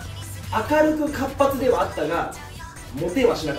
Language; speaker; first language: Japanese; native; Japanese